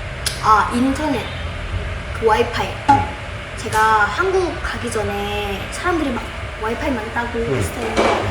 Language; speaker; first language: Korean; non-native, fluent; Indonesian